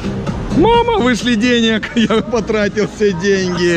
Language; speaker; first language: Russian; native; Russian